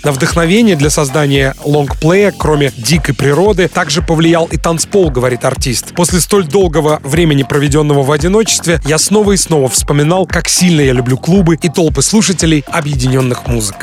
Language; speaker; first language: Russian; native; Russian